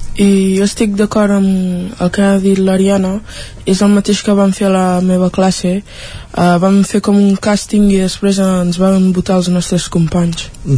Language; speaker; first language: Catalan; early bilingual, other home language; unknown